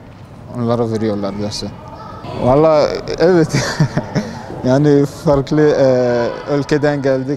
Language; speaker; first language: Turkish; non-native, learner; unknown